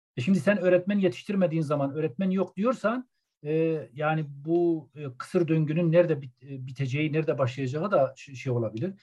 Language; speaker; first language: Turkish; non-native, local second language; Zaza